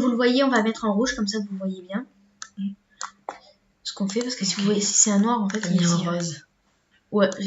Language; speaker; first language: French; native; French